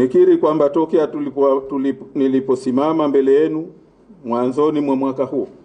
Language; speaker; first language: Swahili; native; Swahili